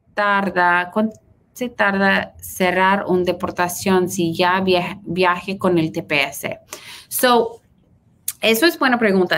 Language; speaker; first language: Spanish; early bilingual, heritage; Spanish